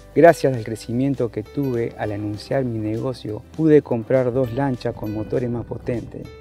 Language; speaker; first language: Spanish; native; Spanish